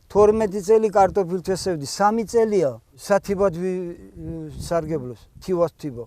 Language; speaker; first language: Georgian; native; Georgian